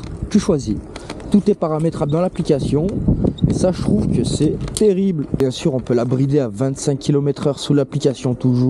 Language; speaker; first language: French; native; French